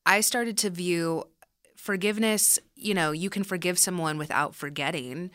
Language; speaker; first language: English; early bilingual, other home language; Spanish